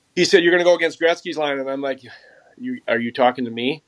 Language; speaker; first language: English; native; English